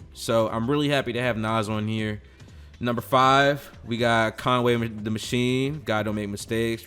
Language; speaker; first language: English; native; English